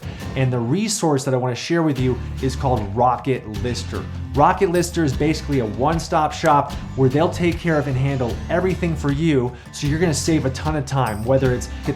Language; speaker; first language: English; native; English